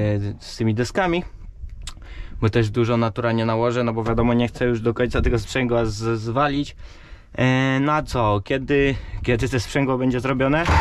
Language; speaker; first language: Polish; native; Polish